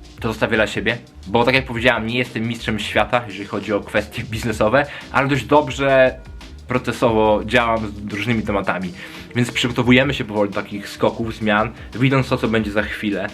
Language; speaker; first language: Polish; native; Polish